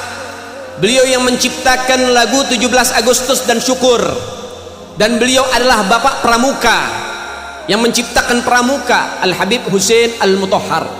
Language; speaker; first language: Indonesian; native; Indonesian